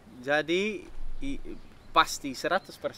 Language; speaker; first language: Indonesian; non-native, fluent; Dutch